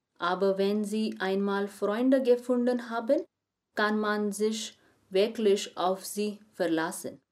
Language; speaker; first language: German; non-native, learner; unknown